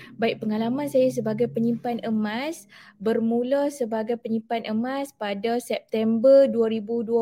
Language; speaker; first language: Malay; native; Malay